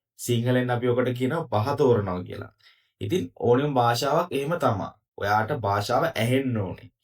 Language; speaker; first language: Sinhala; native; Sinhala